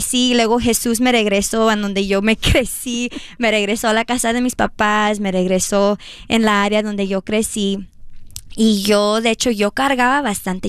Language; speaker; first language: Spanish; early bilingual, heritage; Spanish